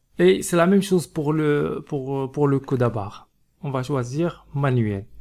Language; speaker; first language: French; non-native, local second language; Arabic